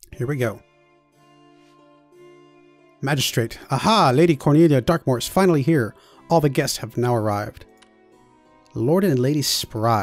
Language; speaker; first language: English; native; English